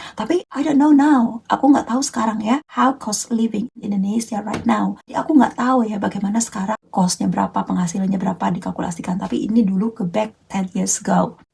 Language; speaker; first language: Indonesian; native; Indonesian